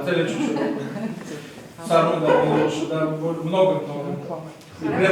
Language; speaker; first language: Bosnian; non-native, fluent; Russian